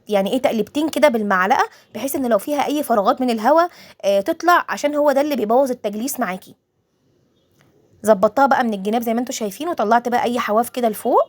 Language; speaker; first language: Arabic; native; Arabic